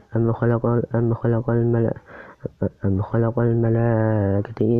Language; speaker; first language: Arabic; non-native, learner; Indonesian